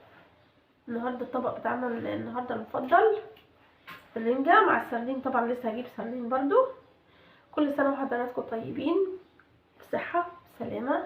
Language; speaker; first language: Arabic; native; Arabic